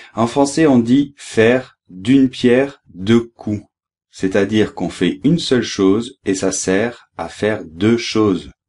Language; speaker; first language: French; native; French